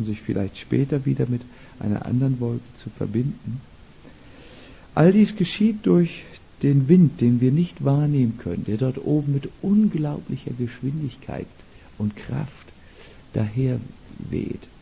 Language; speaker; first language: German; native; German